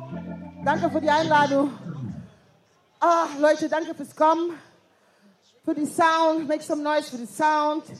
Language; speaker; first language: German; non-native, fluent; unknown